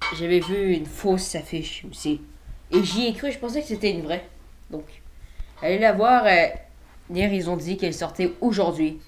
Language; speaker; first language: French; native; French